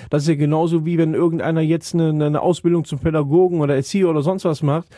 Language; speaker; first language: German; native; German